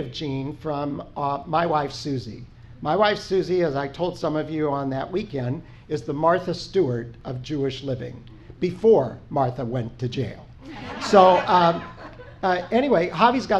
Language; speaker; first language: English; native; English